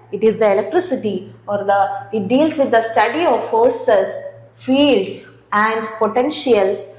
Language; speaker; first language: English; non-native, local second language; Malayalam